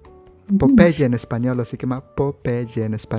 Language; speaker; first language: Italian; non-native, learner; Spanish